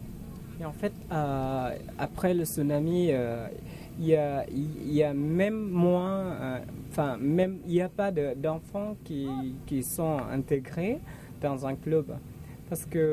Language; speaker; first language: French; non-native, fluent; Indonesian